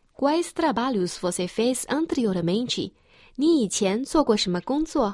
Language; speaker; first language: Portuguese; non-native, fluent; Chinese